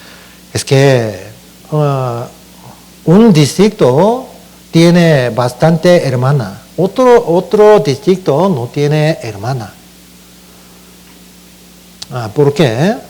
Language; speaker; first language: Spanish; non-native, learner; Korean